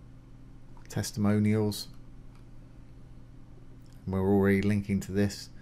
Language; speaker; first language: English; native; English